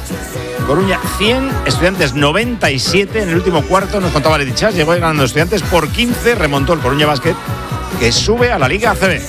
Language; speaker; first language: Spanish; native; Spanish